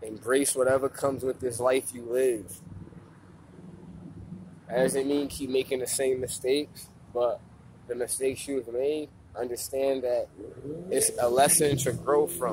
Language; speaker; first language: English; native; English